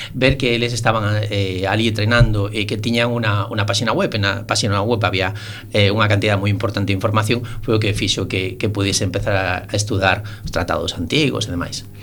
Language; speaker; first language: Galician; non-native, local second language; Spanish